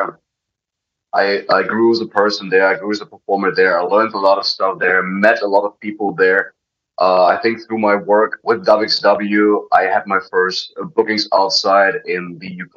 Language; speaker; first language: English; non-native, fluent; German